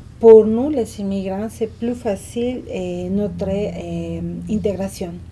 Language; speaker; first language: French; non-native, fluent; Spanish